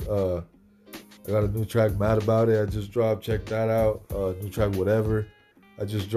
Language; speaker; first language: English; early bilingual, other home language; Spanish